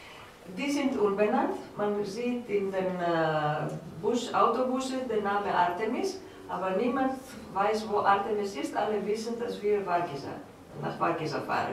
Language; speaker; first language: German; non-native, fluent; Greek